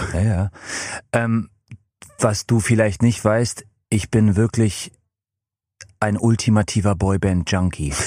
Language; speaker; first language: German; non-native, fluent; English